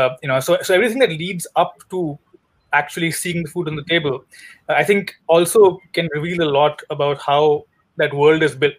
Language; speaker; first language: English; non-native, local second language; Hindi